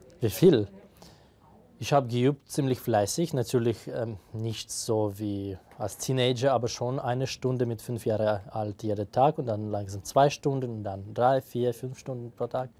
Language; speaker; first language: German; non-native, fluent; Russian